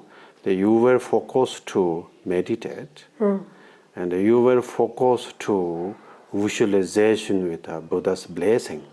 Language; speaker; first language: English; non-native, learner; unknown